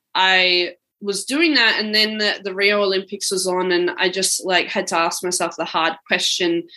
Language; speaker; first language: English; native; English